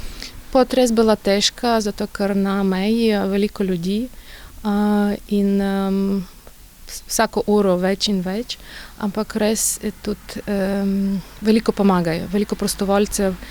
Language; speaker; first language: Slovenian; non-native, learner; Ukrainian